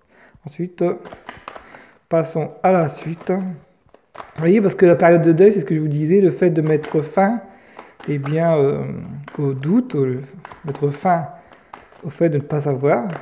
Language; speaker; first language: French; native; French